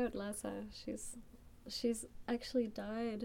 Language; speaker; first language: English; native; English